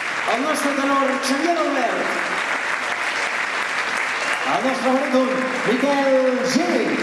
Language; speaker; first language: Catalan; native; Catalan